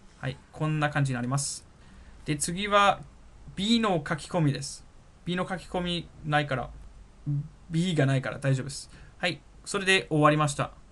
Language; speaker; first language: Japanese; non-native, fluent; German